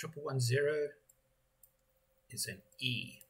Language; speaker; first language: English; native; English